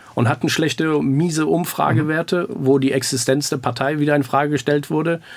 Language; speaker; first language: German; early bilingual, other home language; Persian